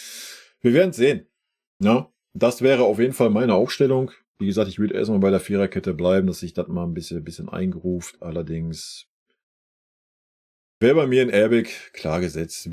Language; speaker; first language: German; native; German